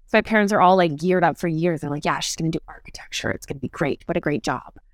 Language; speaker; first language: English; native; English